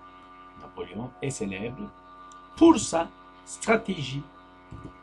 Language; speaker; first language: French; non-native, fluent; Turkish